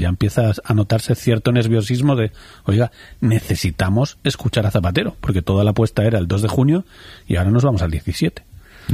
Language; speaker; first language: Spanish; native; Spanish